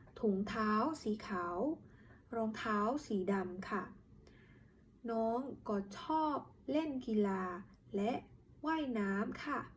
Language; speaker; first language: Thai; non-native, learner; Khmer